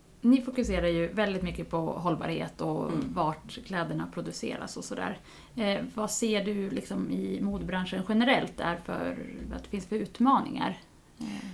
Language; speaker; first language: Swedish; native; Swedish